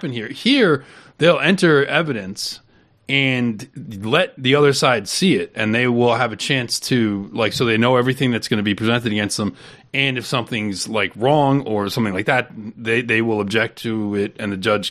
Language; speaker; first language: English; native; English